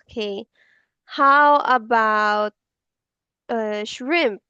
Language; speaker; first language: English; non-native, fluent; Filipino